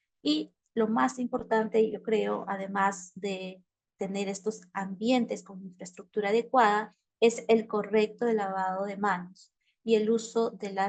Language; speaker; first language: Spanish; native; Spanish